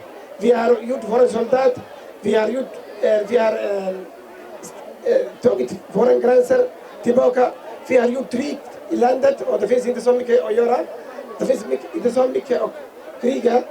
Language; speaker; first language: Swedish; non-native, fluent; Somali